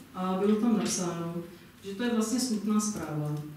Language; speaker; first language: Czech; non-native, fluent; Arabic